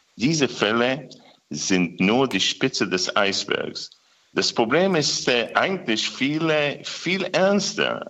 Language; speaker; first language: German; non-native, fluent; Hebrew